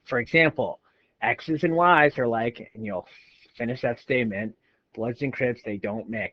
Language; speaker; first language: English; native; English